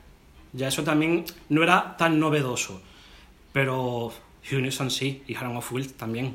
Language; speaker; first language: Spanish; native; Spanish